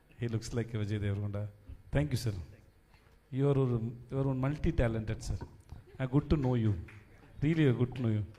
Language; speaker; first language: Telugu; non-native, learner; Tamil